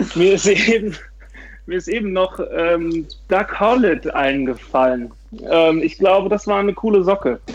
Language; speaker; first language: German; native; German